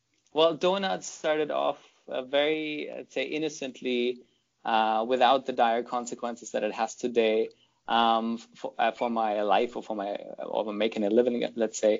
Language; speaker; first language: English; non-native, fluent; German